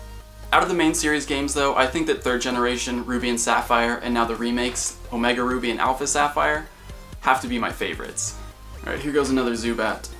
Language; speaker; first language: English; native; English